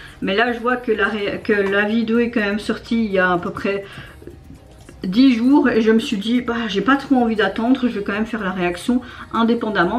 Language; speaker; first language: French; native; French